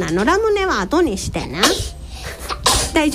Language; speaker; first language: Japanese; native; Japanese